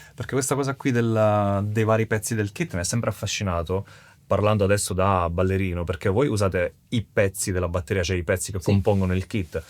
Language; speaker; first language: Italian; native; Italian